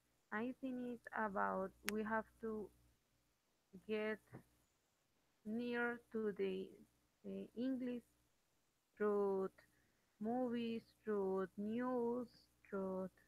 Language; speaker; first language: English; non-native, learner; Spanish